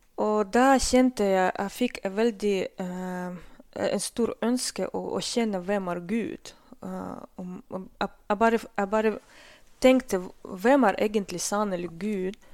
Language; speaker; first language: Norwegian; non-native, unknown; Russian